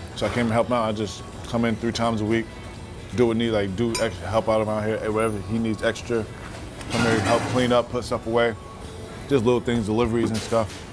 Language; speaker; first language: English; native; English